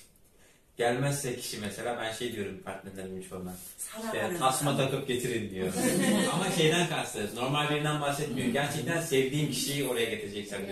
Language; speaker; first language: Turkish; native; Turkish